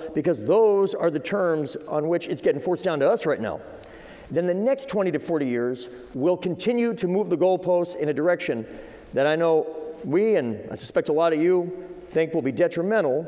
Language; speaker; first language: English; native; English